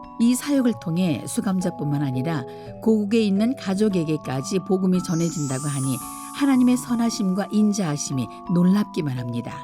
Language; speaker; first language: Korean; native; Korean